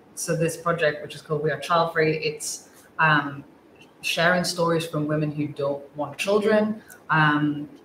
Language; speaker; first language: English; native; English